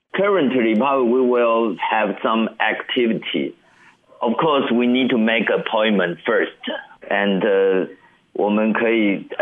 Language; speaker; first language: English; non-native, learner; Chinese